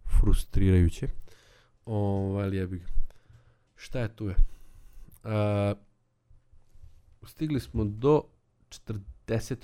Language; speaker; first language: Serbian; native; Serbian